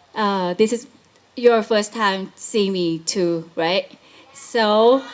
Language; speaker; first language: English; non-native, learner; Thai